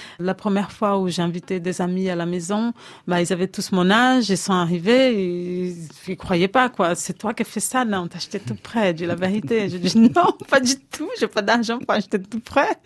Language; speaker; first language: French; non-native, fluent; Portuguese